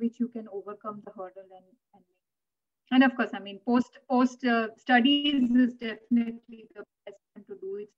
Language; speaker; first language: English; non-native, local second language; Gujarati